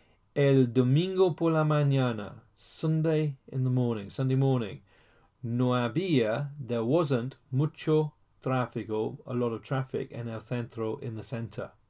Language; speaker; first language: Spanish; non-native, fluent; English